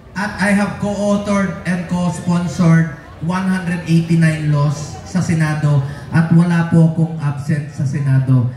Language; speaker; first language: Filipino; non-native, local second language; Cebuano